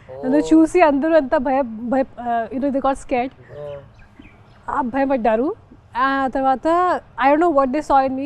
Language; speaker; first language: Telugu; non-native, fluent; Hindi